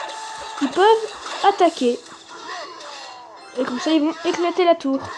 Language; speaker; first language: French; native; French